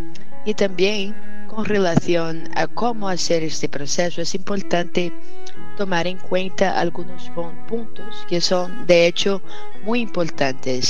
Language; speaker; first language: Spanish; non-native, fluent; Portuguese